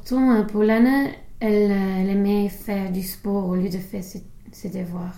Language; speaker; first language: French; non-native, learner; English